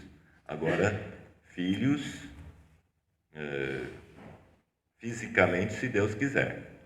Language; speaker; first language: Portuguese; early bilingual, other home language; English